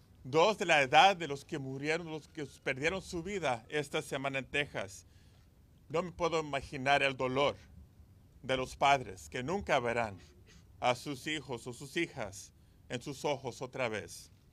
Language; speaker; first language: Spanish; early bilingual, heritage; Spanish